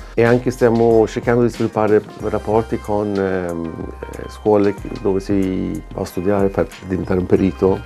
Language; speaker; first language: Italian; non-native, fluent; Swedish